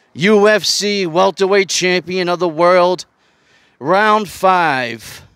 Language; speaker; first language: English; native; English